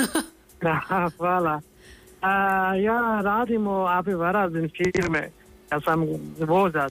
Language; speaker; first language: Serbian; non-native, learner; Nepali